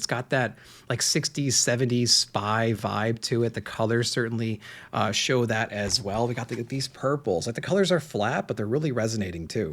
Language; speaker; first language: English; native; English